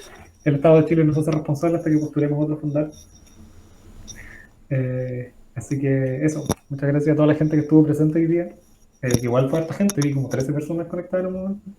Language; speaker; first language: Spanish; native; Spanish